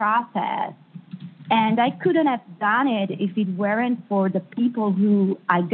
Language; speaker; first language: English; non-native, fluent; Italian